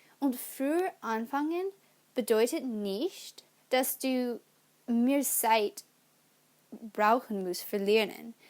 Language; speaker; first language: German; non-native, learner; English